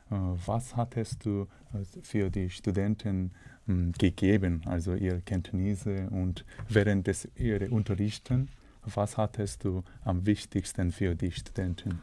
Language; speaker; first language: German; non-native, learner; Korean